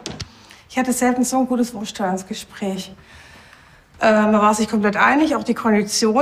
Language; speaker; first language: German; native; German